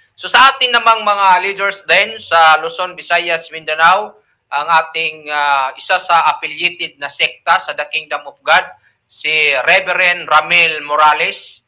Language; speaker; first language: Filipino; non-native, local second language; Cebuano